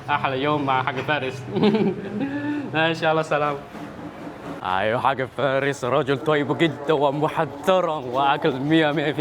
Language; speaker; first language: Arabic; non-native, fluent; Chinese